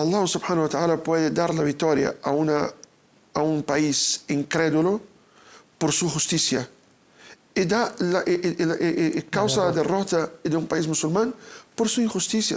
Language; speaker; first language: Spanish; non-native, fluent; Portuguese